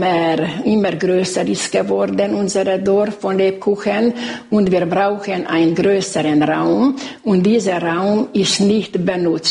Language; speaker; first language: German; non-native, local second language; Hungarian